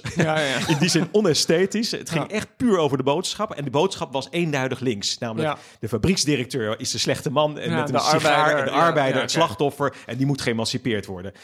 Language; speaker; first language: Dutch; native; Dutch